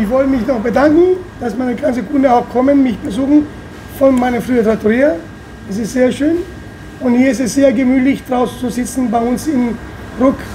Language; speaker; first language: German; non-native, fluent; Italian